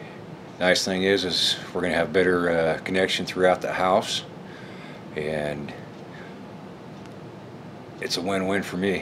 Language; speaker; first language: English; native; English